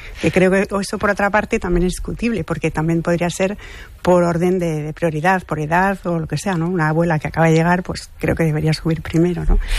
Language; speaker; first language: Spanish; non-native, fluent; French